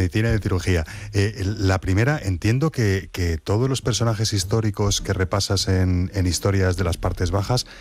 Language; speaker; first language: Spanish; native; Spanish